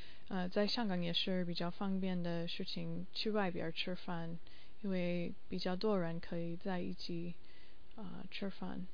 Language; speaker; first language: Chinese; non-native, learner; English